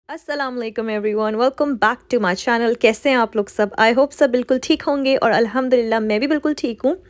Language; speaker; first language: Urdu; native; Urdu